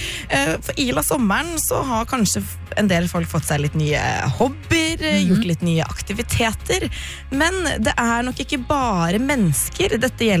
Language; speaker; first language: Norwegian; native; Norwegian